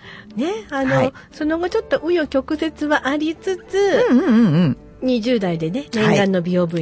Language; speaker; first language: Japanese; native; Japanese